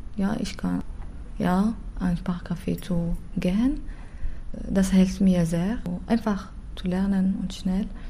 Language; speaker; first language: German; non-native, learner; Arabic